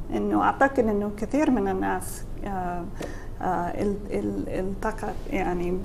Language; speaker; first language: Arabic; non-native, fluent; English